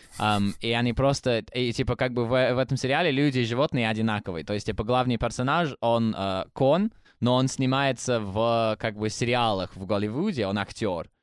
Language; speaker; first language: Russian; non-native, fluent; English